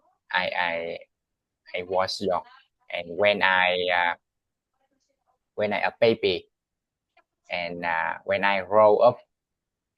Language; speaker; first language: English; non-native, learner; Vietnamese